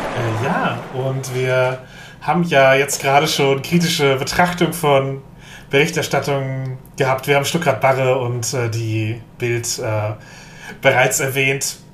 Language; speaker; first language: German; native; German